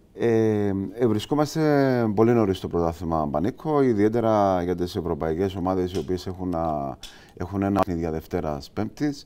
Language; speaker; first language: Greek; native; Greek